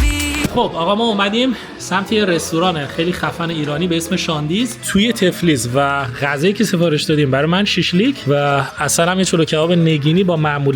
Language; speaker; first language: Persian; native; Persian